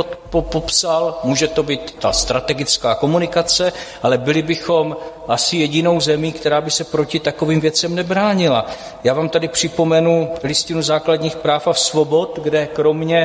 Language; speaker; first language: Czech; native; Czech